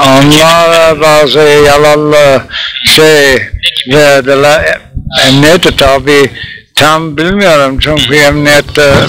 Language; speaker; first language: Turkish; non-native, learner; English